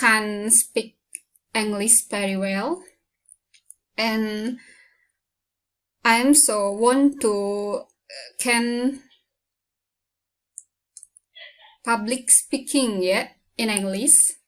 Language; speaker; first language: English; non-native, learner; Indonesian